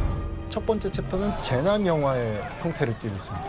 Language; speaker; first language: Korean; native; Korean